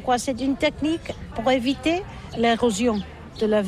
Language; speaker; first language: French; non-native, learner; Catalan